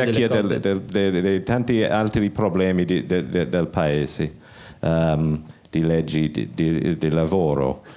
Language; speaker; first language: Italian; non-native, learner; English